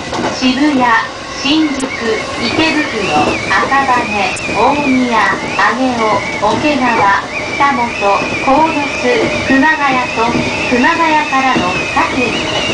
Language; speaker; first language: Japanese; native; Japanese